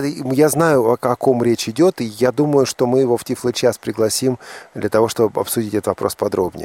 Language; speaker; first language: Russian; native; Russian